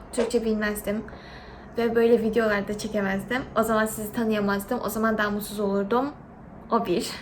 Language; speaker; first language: Turkish; early bilingual, other home language; Korean